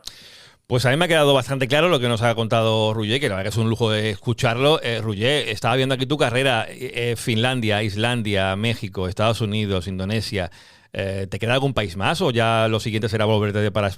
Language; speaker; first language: Spanish; native; Spanish